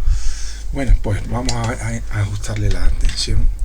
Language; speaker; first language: Spanish; native; Spanish